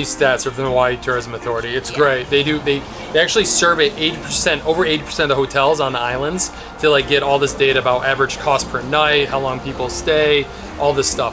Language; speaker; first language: English; native; English